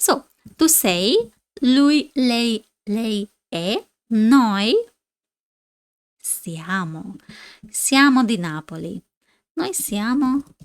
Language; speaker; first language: Italian; non-native, fluent; English